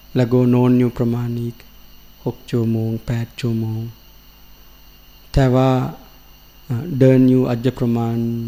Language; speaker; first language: Thai; non-native, learner; Sinhala